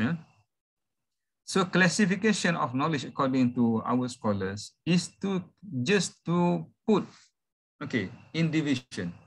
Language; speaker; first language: English; non-native, local second language; Malay